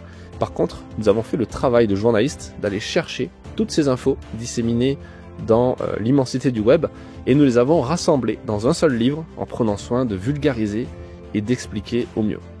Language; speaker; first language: French; native; French